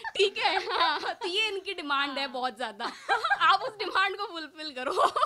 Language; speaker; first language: Hindi; native; Hindi